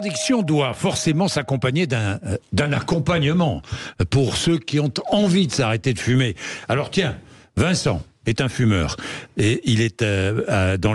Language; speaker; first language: French; native; French